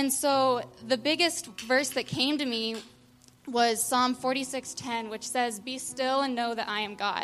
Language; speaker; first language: English; native; English